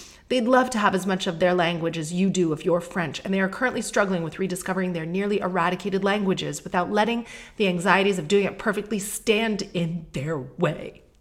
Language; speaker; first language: English; native; English